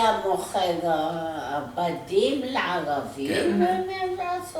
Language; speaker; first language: Hebrew; non-native, learner; Arabic